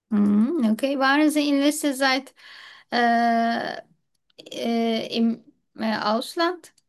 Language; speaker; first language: German; non-native, learner; Turkish